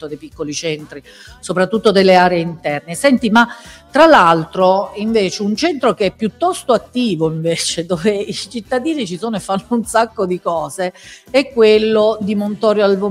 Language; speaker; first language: Italian; native; Italian